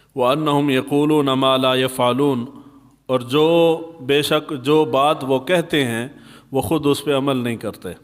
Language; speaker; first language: Urdu; non-native, local second language; Punjabi